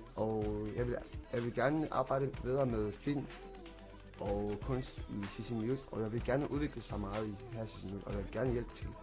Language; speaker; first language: Danish; non-native, local second language; Kalaallisut